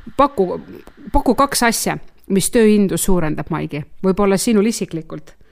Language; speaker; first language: Estonian; non-native, local second language; Russian